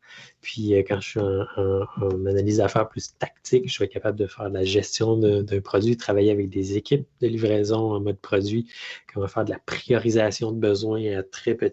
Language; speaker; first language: French; native; French